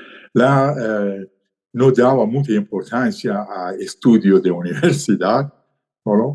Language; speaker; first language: Spanish; non-native, fluent; Persian